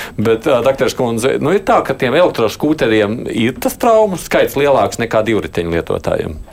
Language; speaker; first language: Latvian; native; Latvian